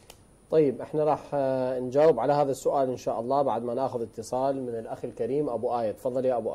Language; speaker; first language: Arabic; native; Arabic